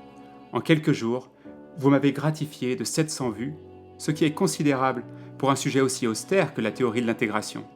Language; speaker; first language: French; native; French